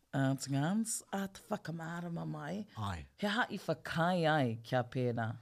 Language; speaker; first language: Māori; non-native, local second language; English